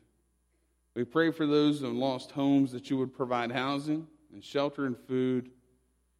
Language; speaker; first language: English; native; English